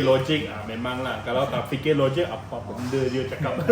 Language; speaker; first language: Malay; non-native, local second language; Chinese